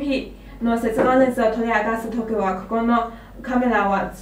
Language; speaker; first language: Japanese; non-native, learner; Chinese